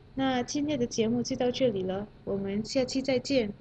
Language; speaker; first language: Chinese; non-native, fluent; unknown